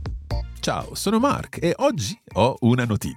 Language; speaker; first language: Italian; non-native, fluent; English